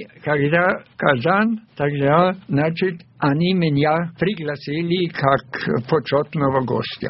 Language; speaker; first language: Russian; non-native, fluent; German